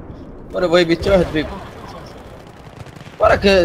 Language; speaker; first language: Arabic; native; Arabic